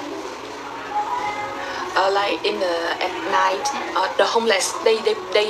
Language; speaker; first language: English; non-native, learner; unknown